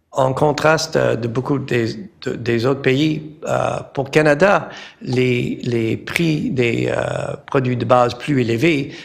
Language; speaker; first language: French; non-native, learner; English